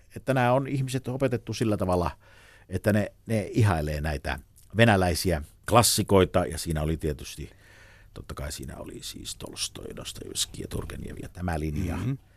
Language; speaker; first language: Finnish; native; Finnish